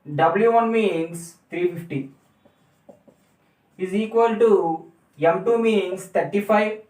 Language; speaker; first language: English; non-native, local second language; Telugu